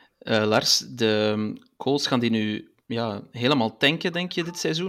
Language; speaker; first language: Dutch; native; Dutch